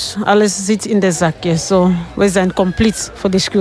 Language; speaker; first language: Dutch; non-native, learner; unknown